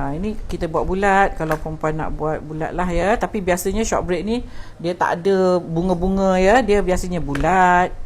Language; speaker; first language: Malay; native; Malay